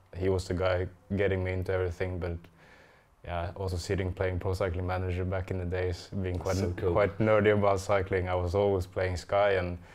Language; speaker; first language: English; non-native, fluent; Norwegian